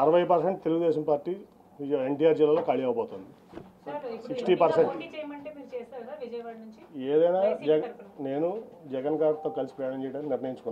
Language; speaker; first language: Telugu; native; Telugu